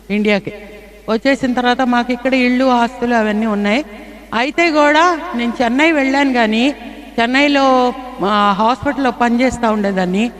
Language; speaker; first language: Telugu; non-native, fluent; Bangla